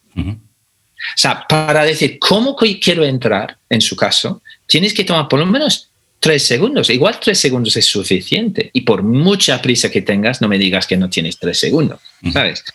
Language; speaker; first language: Spanish; non-native, fluent; English